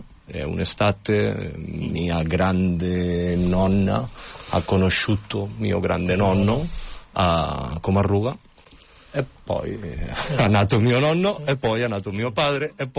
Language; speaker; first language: Italian; non-native, fluent; Catalan